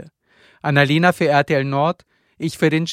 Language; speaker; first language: German; native; German